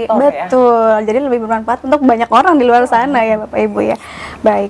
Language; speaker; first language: Indonesian; native; Indonesian